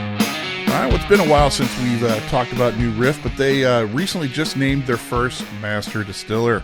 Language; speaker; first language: English; native; English